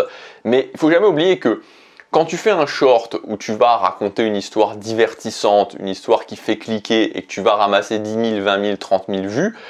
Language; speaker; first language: French; native; French